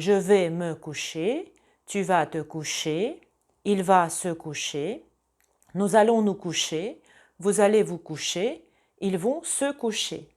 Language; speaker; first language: French; non-native, fluent; Russian